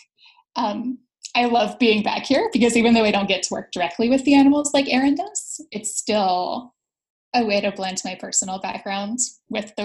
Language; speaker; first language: English; native; English